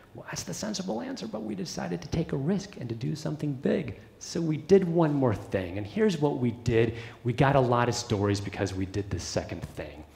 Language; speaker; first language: English; native; English